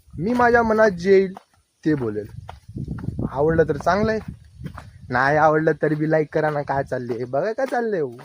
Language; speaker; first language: Marathi; non-native, local second language; Lambadi